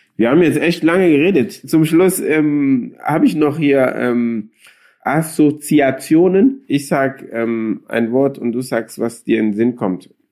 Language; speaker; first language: German; early bilingual, other home language; Akan